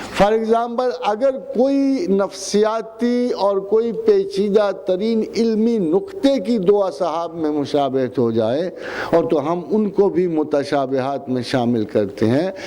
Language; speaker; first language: Urdu; non-native, local second language; Punjabi